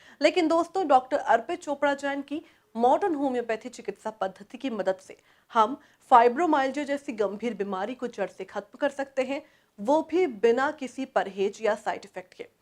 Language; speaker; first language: Hindi; native; Hindi